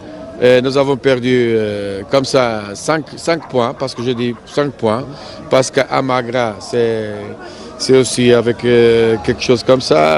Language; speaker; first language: French; non-native, fluent; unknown